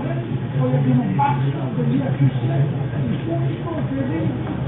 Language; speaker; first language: Italian; native; Italian